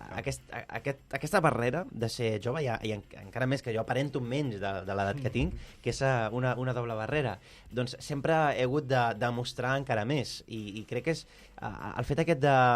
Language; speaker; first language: Catalan; early bilingual, other home language; Arabic